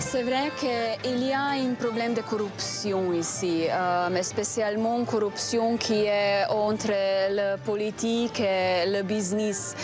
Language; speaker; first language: French; non-native, fluent; Slovenian